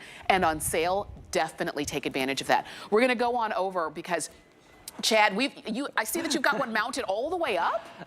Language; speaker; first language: English; native; English